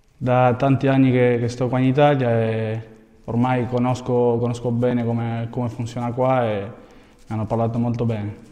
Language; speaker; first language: Italian; non-native, fluent; Spanish